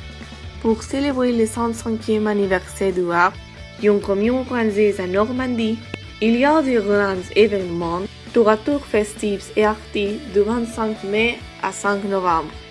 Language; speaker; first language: French; non-native, learner; Spanish